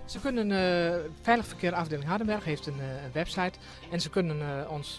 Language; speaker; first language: Dutch; native; Dutch